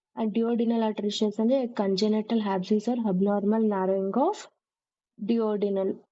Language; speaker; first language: English; non-native, local second language; Kannada